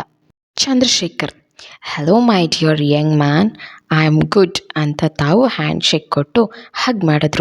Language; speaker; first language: Kannada; native; Kannada